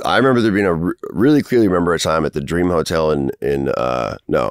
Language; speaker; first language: English; native; English